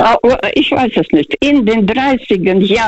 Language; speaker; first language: German; non-native, fluent; Russian